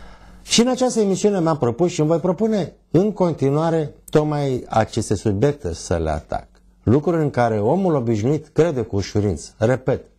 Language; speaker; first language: Romanian; native; Romanian